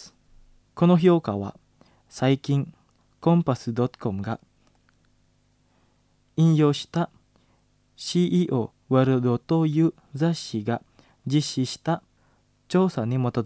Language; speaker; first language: Japanese; non-native, fluent; Indonesian